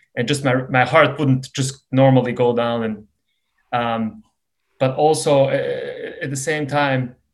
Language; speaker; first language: English; non-native, fluent; Serbian